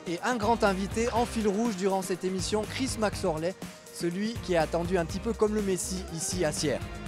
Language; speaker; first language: French; native; French